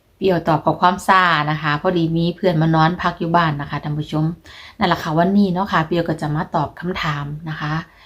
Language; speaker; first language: Thai; native; Thai